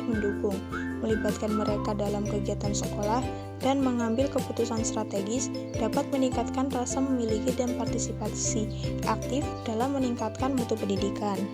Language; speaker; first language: Indonesian; native; Indonesian